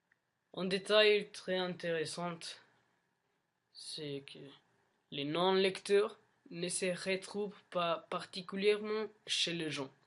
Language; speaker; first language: French; non-native, learner; Spanish